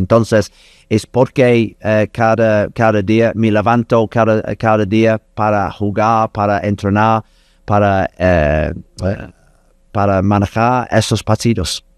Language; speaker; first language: Spanish; non-native, learner; English